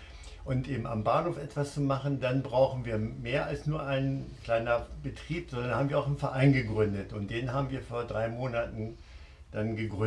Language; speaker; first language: German; native; German